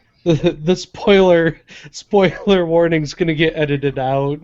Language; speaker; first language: English; native; English